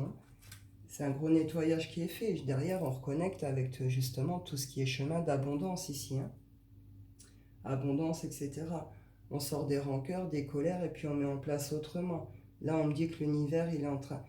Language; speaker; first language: French; native; French